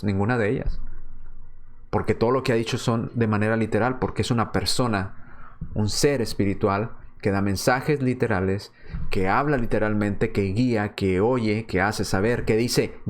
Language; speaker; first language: Spanish; native; Spanish